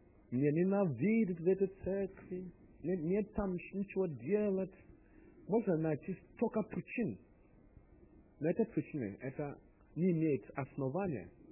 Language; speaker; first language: Russian; non-native, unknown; English